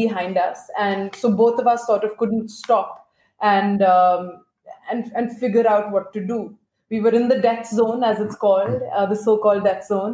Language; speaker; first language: English; non-native, local second language; Hindi